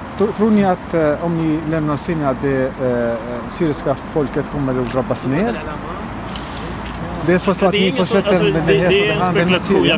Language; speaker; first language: Swedish; non-native, fluent; Arabic